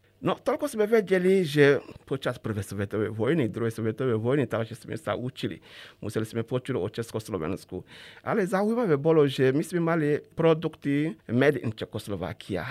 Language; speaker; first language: Slovak; non-native, fluent; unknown